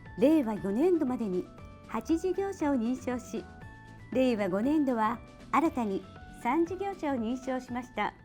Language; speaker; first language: Japanese; native; Japanese